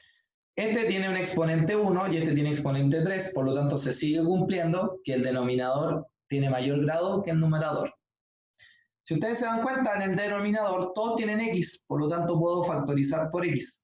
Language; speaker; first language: Spanish; native; Spanish